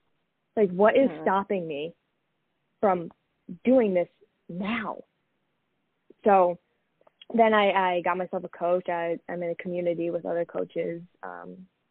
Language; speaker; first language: English; native; English